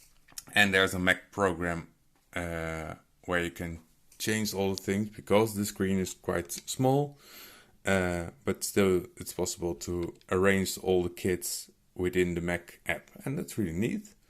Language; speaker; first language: English; non-native, fluent; Dutch